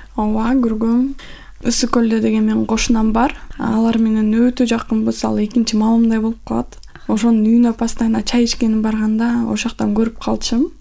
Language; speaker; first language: Kyrgyz; non-native, local second language; Russian